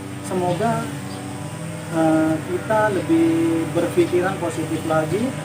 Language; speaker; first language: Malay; non-native, local second language; Madurese